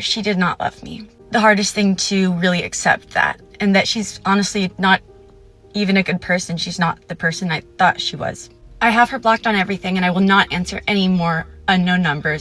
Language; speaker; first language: English; native; English